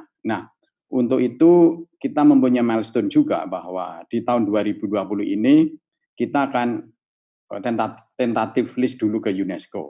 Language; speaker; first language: Indonesian; native; Indonesian